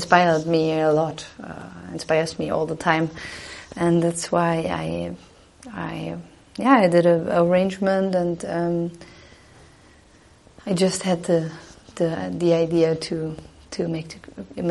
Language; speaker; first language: English; non-native, fluent; German